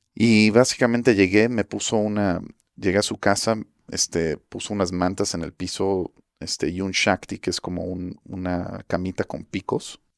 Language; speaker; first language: Spanish; early bilingual, heritage; Spanish